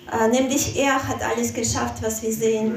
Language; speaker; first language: German; non-native, fluent; Russian